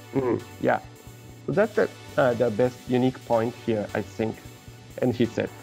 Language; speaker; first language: English; non-native, learner; Japanese